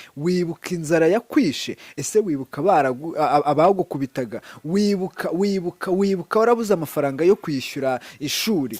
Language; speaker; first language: Kinyarwanda; native; Kinyarwanda